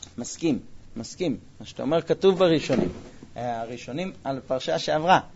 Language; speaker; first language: Hebrew; non-native, fluent; English